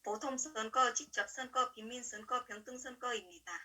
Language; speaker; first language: Korean; non-native, learner; Vietnamese